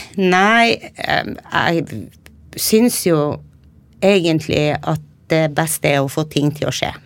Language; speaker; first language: Norwegian; native; Norwegian